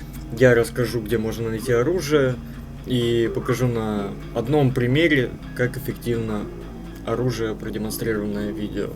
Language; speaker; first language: Russian; native; Russian